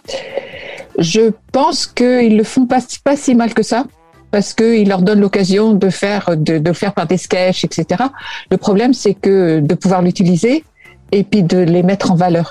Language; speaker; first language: French; native; French